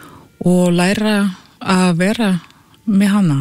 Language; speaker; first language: Icelandic; early bilingual, other home language; Russian